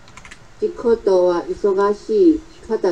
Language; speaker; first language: Japanese; non-native, learner; Chinese